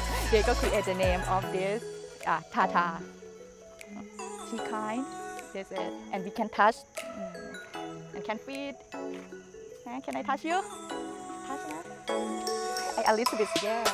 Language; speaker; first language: English; non-native, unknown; Thai